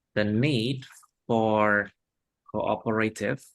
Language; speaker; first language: English; non-native, fluent; Vietnamese